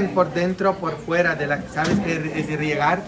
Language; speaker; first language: Spanish; non-native, fluent; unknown